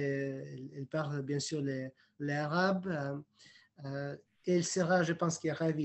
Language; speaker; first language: French; non-native, fluent; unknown